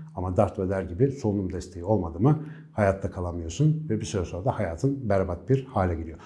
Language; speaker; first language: Turkish; native; Turkish